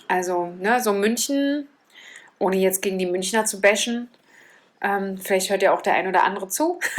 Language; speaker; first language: German; native; German